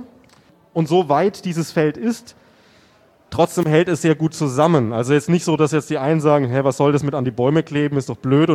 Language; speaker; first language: German; native; German